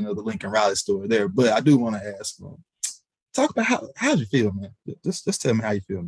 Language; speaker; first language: English; native; English